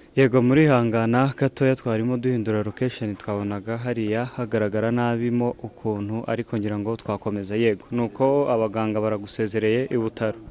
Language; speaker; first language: Kinyarwanda; native; Kinyarwanda